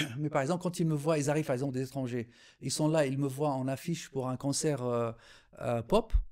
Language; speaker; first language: French; non-native, local second language; Arabic